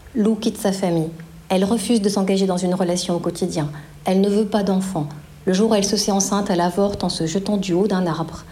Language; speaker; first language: French; native; French